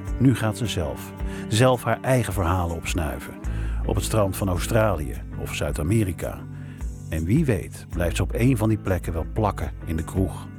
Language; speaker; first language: Dutch; native; Dutch